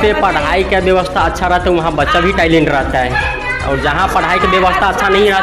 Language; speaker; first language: Hindi; non-native, local second language; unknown